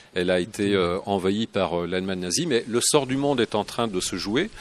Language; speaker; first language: French; native; French